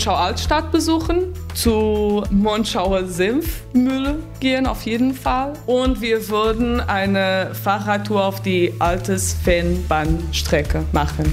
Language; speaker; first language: German; non-native, fluent; Portuguese